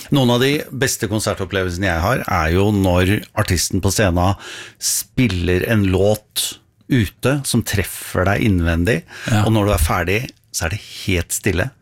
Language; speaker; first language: Norwegian; native; Norwegian